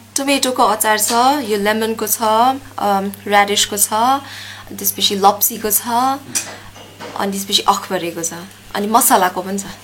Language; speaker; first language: Nepali; native; Nepali